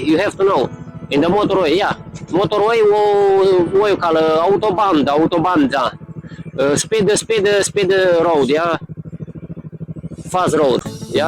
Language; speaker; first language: English; non-native, learner; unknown